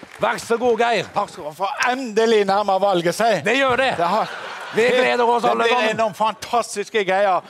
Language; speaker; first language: Norwegian; native; Norwegian